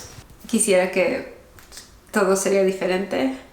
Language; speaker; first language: Spanish; early bilingual, heritage; Spanish